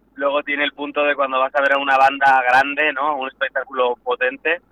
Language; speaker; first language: Spanish; native; Spanish